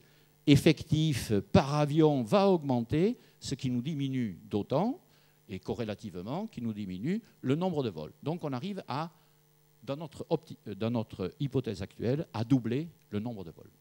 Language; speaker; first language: French; native; French